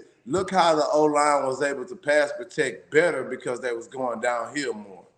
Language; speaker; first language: English; native; English